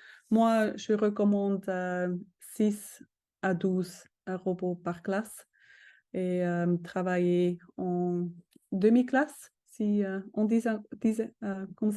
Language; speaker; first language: French; non-native, fluent; German